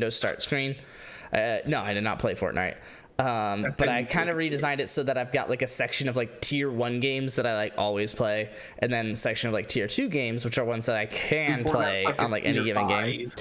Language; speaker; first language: English; native; English